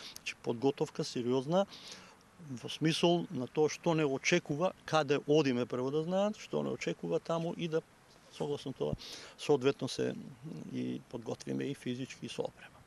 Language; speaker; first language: Macedonian; native; Macedonian